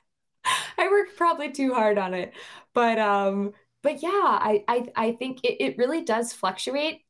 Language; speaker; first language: English; native; English